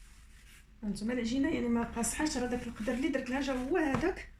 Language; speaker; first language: Arabic; native; Arabic